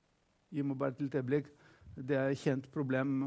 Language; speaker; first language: Norwegian; non-native, fluent; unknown